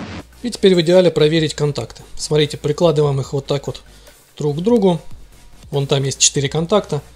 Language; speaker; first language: Russian; native; Russian